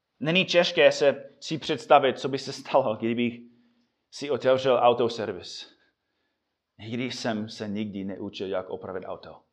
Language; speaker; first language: Czech; non-native, fluent; English